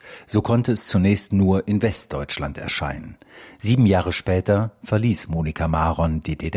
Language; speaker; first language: German; native; German